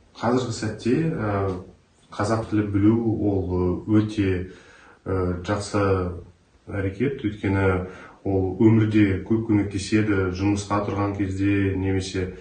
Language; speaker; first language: Kazakh; non-native, local second language; German